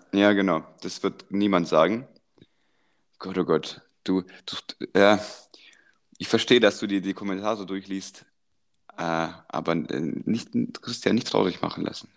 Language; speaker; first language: German; early bilingual, other home language; Croatian